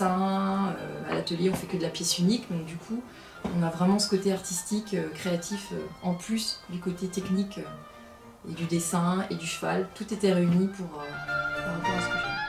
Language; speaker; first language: French; native; French